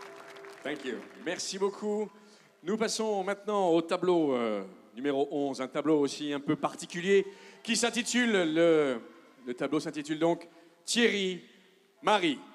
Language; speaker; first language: French; native; French